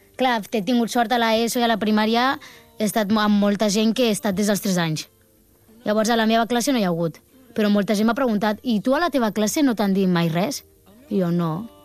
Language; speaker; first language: Catalan; early bilingual, other home language; Japanese